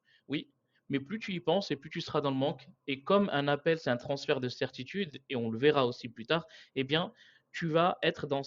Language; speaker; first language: French; native; French